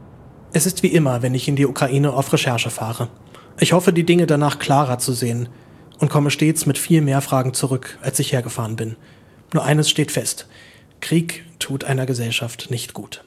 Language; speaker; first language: German; native; German